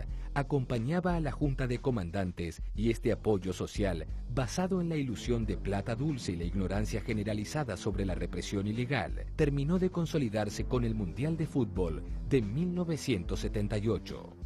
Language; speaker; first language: Spanish; native; Spanish